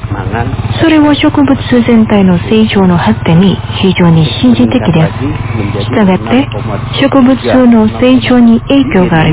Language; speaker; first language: Japanese; non-native, fluent; Indonesian